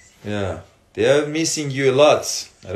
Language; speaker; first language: English; non-native, learner; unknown